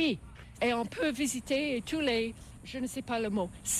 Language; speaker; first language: French; non-native, learner; English